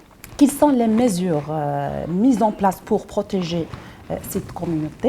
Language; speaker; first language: French; non-native, local second language; Arabic